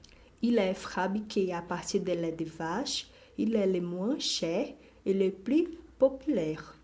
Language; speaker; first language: French; non-native, learner; Portuguese